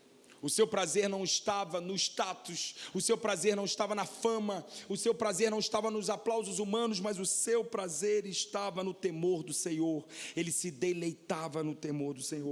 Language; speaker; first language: Portuguese; native; Portuguese